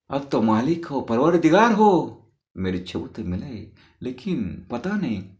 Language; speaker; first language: Hindi; non-native, local second language; Marathi